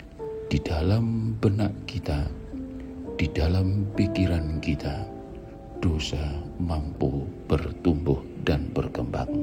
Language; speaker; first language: Indonesian; native; Indonesian